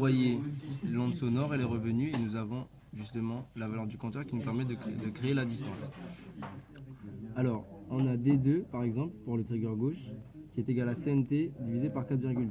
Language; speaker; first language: French; native; French